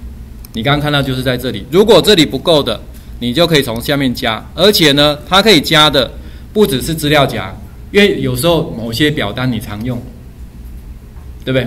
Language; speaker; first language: Chinese; native; Chinese